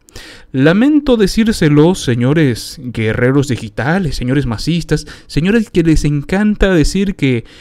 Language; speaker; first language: Spanish; native; Spanish